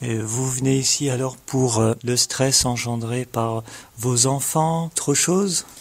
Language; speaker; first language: French; native; French